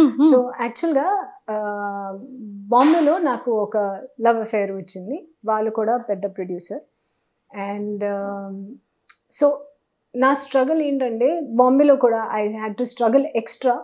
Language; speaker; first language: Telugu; non-native, learner; Hindi